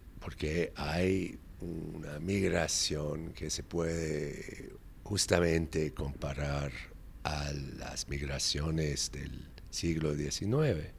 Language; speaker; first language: Spanish; non-native, fluent; English